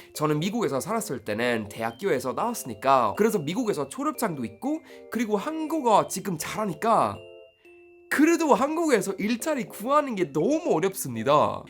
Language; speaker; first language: Korean; non-native, fluent; Swedish